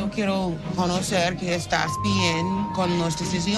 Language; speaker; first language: Spanish; non-native, learner; English